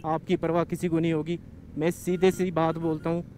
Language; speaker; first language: Hindi; native; Hindi